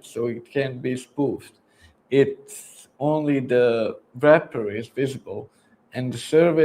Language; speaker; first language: English; non-native, fluent; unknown